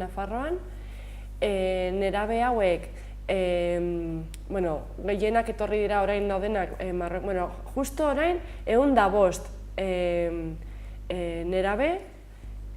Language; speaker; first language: Basque; native; Basque